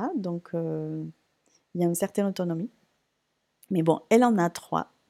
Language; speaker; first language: French; non-native, fluent; Spanish